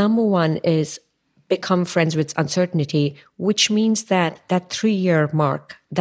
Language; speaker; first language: English; non-native, local second language; Tamil